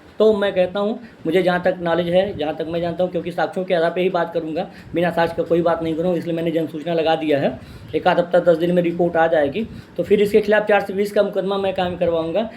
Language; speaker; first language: Hindi; native; Hindi